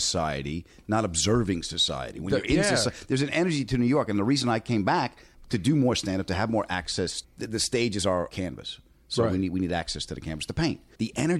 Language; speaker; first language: English; native; English